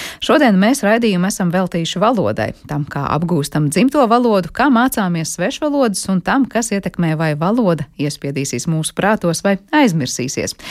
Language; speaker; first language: Latvian; native; Latvian